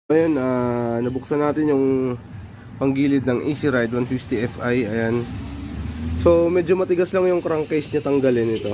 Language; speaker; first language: Filipino; native; Filipino